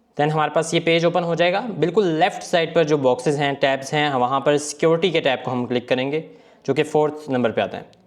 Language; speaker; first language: Urdu; native; Urdu